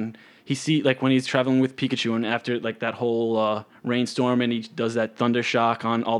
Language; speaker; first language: English; non-native, fluent; Italian